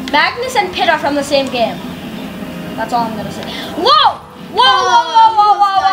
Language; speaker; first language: English; native; English